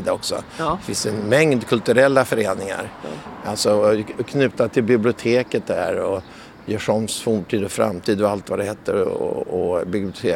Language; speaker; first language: Swedish; native; Swedish